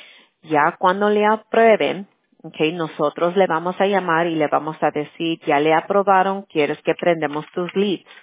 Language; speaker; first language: Spanish; early bilingual, heritage; Spanish